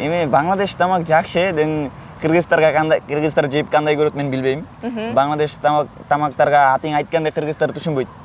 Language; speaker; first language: Kyrgyz; non-native, learner; Bangla